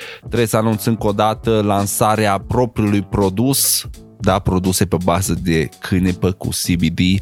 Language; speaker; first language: Romanian; non-native, local second language; Hungarian